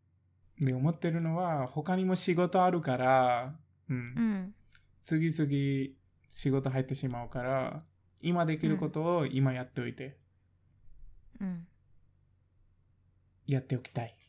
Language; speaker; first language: Japanese; non-native, fluent; English